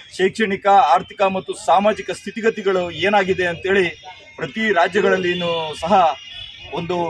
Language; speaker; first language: Kannada; native; Kannada